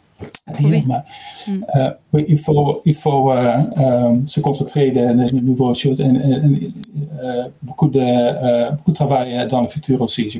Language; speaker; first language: French; non-native, learner; Dutch